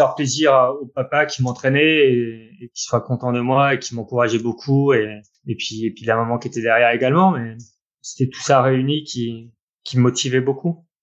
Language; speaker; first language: French; native; French